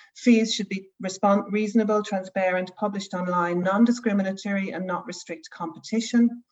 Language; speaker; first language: English; native; English